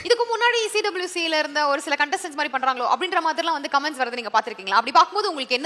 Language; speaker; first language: Tamil; native; Tamil